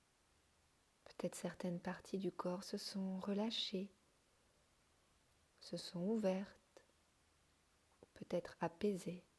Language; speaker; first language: French; native; French